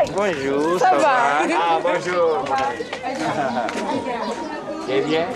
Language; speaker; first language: French; non-native, learner; Portuguese